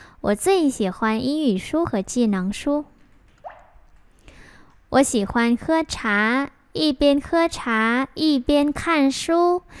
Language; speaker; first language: Chinese; non-native, fluent; Vietnamese